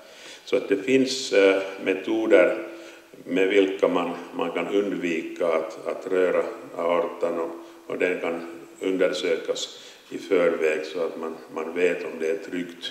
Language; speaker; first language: Swedish; non-native, local second language; Finnish